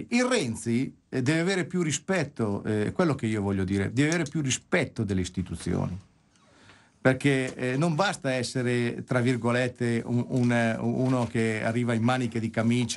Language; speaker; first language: Italian; native; Italian